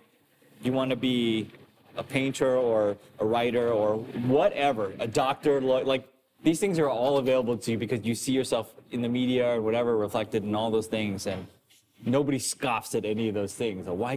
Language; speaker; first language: English; native; English